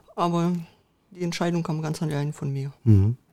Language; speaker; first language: German; early bilingual, other home language; Russian